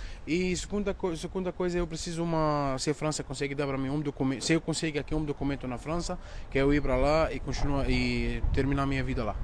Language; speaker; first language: Portuguese; non-native, fluent; Arabic